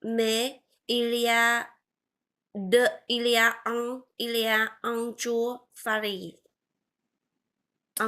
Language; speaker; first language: French; non-native, learner; Vietnamese